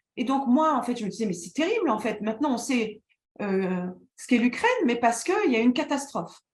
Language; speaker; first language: French; native; French